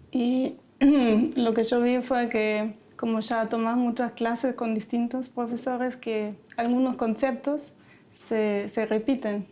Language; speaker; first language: Spanish; non-native, fluent; German